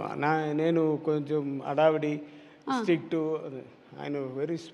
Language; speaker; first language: Telugu; non-native, learner; Tamil